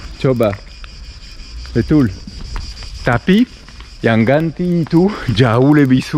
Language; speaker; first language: Indonesian; non-native, fluent; Croatian